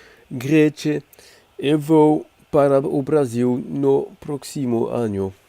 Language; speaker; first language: Portuguese; non-native, learner; French